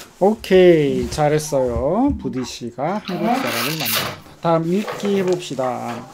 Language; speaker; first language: Korean; native; Korean